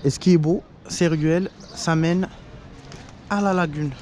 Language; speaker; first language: French; native; French